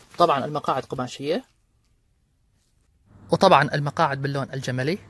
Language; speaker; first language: Arabic; native; Arabic